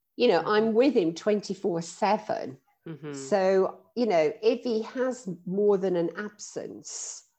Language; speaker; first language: English; native; English